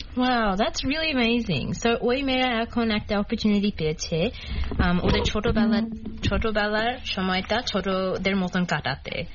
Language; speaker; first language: Bangla; early bilingual, heritage; Bangla